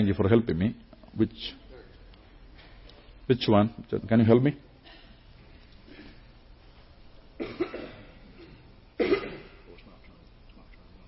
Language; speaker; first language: English; non-native, local second language; Malayalam